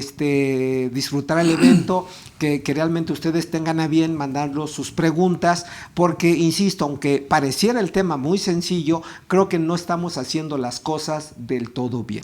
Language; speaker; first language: Spanish; native; Spanish